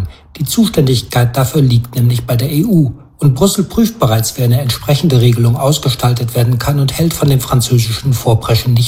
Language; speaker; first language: German; native; German